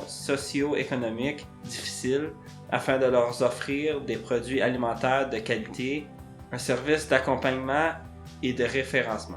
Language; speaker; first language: French; native; French